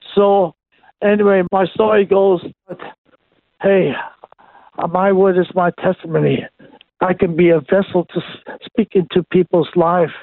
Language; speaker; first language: English; non-native, local second language; Cantonese